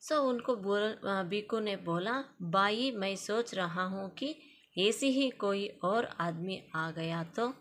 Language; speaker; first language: Hindi; non-native, local second language; Kannada